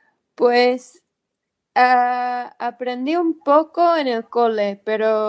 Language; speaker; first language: Spanish; non-native, fluent; English